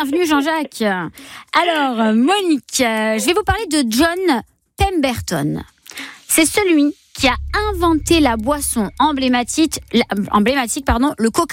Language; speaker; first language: French; native; French